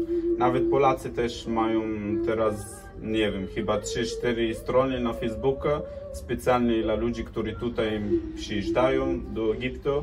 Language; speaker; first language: Polish; non-native, learner; Arabic